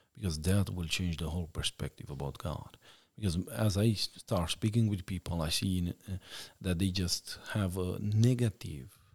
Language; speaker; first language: English; non-native, fluent; Romanian